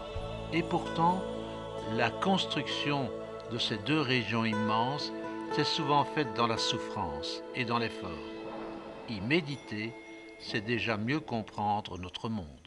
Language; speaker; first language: French; native; French